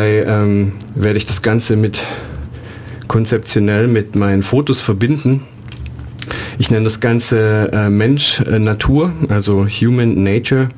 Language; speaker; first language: German; native; German